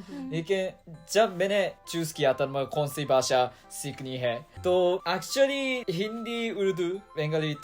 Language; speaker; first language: Hindi; non-native, fluent; Japanese